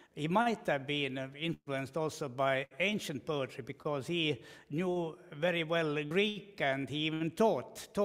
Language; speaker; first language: English; non-native, fluent; Estonian